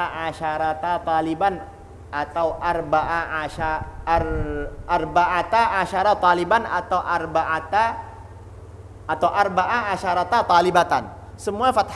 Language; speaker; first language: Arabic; non-native, fluent; Indonesian